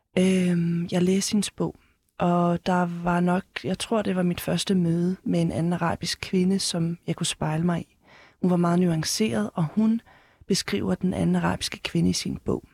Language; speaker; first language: Danish; early bilingual, heritage; Danish